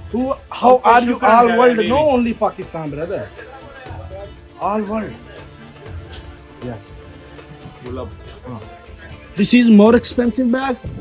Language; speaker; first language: English; non-native, learner; Punjabi